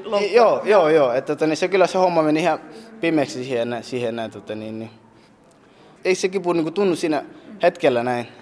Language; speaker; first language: Finnish; non-native, fluent; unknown